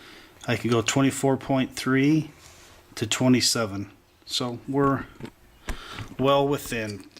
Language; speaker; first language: English; native; English